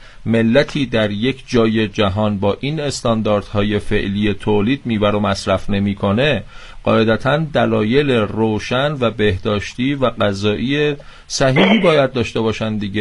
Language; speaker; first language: Persian; native; Persian